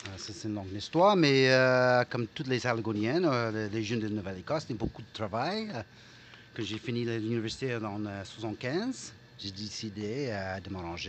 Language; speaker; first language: French; non-native, local second language; English